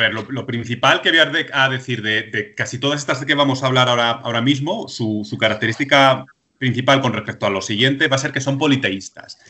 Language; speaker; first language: Spanish; native; Spanish